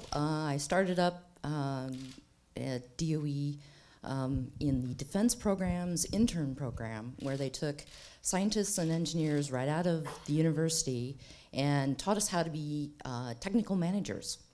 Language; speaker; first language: English; native; English